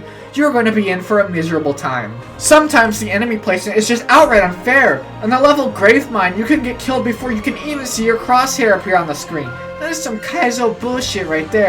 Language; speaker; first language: English; native; English